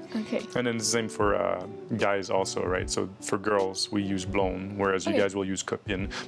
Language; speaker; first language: English; native; English